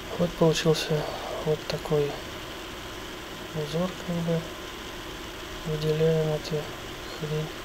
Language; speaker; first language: Russian; native; Russian